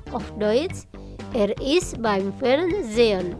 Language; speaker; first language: German; non-native, fluent; Indonesian